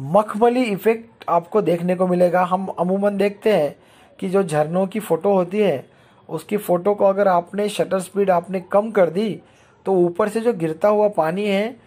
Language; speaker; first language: Hindi; non-native, local second language; Marathi